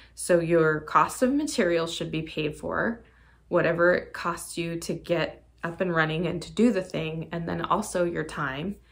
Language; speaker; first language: English; native; English